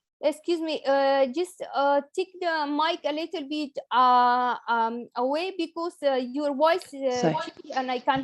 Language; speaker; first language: English; non-native, fluent; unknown